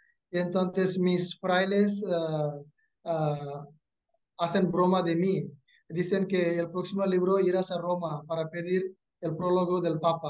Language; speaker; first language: Spanish; non-native, fluent; Tamil